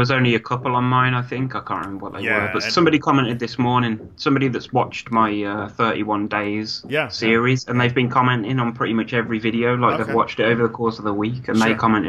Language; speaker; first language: English; native; English